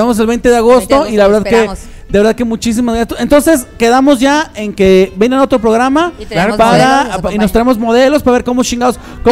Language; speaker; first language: Spanish; native; Spanish